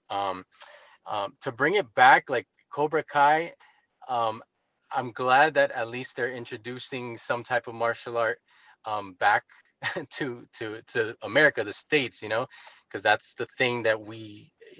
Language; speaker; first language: English; native; English